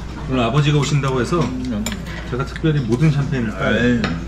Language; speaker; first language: Korean; native; Korean